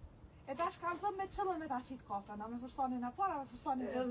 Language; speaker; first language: Albanian; native; Albanian